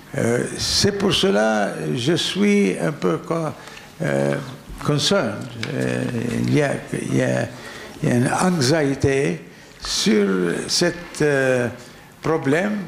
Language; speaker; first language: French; non-native, learner; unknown